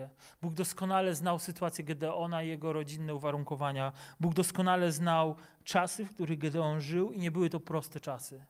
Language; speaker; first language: Polish; native; Polish